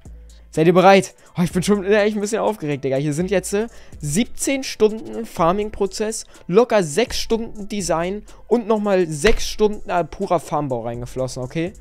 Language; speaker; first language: German; native; German